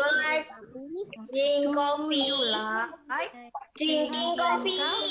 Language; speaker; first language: English; non-native, fluent; Indonesian